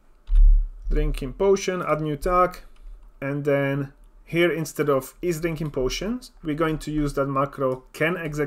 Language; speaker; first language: English; non-native, fluent; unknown